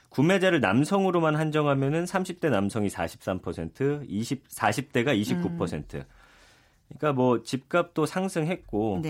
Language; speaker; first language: Korean; native; Korean